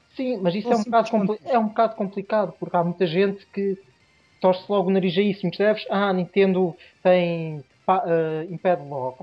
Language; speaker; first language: Portuguese; native; Portuguese